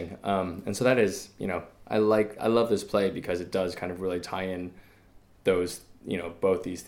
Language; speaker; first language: English; native; English